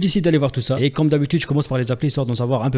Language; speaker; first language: French; native; French